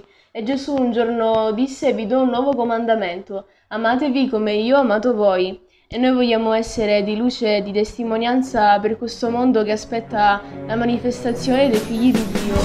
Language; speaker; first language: Italian; native; Italian